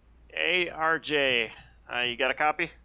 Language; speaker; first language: English; native; English